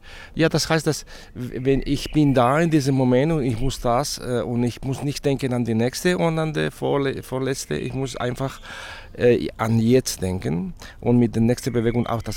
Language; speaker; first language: German; non-native, fluent; Spanish